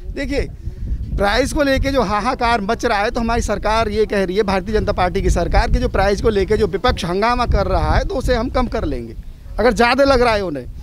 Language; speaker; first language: Hindi; native; Hindi